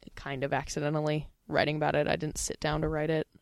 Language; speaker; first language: English; native; English